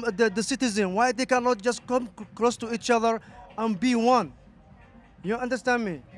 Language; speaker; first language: English; non-native, fluent; Somali